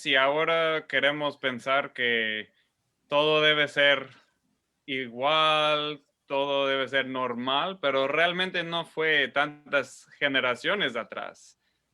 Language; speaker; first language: Spanish; non-native, fluent; English